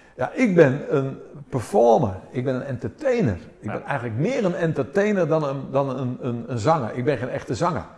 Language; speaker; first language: Dutch; early bilingual, other home language; Armenian